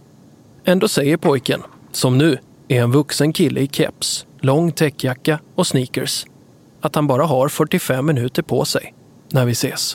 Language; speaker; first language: Swedish; native; Swedish